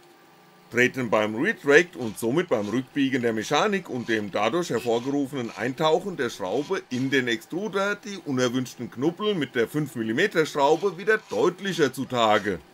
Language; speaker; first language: German; native; German